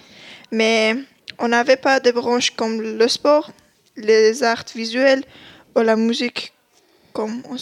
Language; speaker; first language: French; non-native, learner; Persian